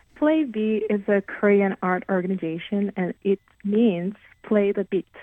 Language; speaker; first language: English; non-native, fluent; Korean